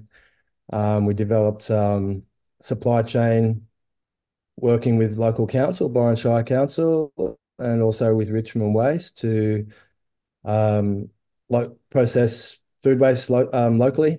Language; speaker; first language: English; native; English